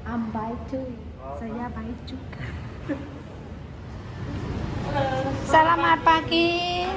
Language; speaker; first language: Indonesian; non-native, learner; Thai